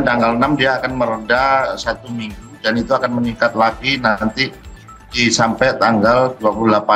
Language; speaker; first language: Indonesian; native; Indonesian